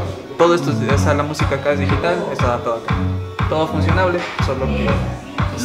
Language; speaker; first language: Spanish; native; Spanish